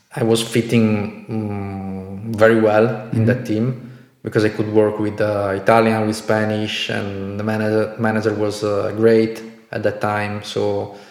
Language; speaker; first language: English; non-native, fluent; Italian